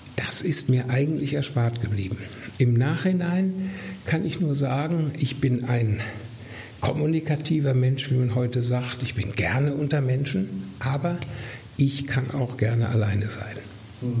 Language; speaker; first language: German; native; German